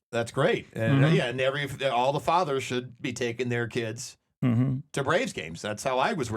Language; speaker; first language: English; native; English